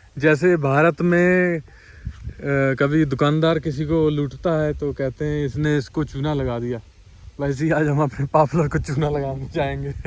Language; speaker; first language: Hindi; non-native, local second language; Punjabi